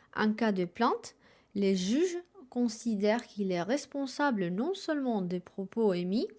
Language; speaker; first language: French; non-native, fluent; Spanish